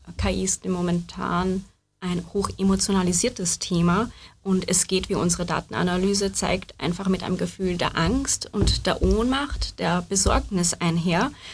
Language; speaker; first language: German; native; German